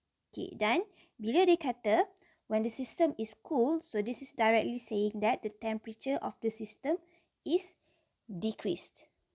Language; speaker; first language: English; non-native, local second language; Malay